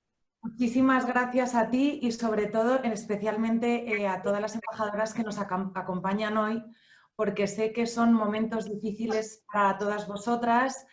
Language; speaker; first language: Spanish; native; Spanish